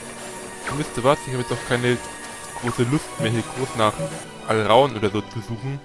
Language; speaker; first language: German; native; German